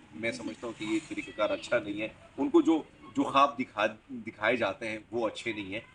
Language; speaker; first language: Urdu; non-native, local second language; Pashto